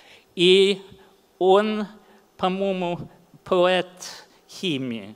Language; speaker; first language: Russian; early bilingual, heritage; English